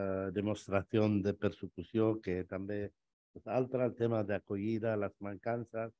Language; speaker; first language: Catalan; non-native, fluent; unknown